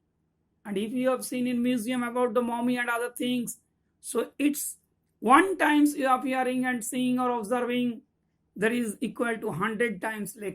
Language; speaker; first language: English; non-native, local second language; Bangla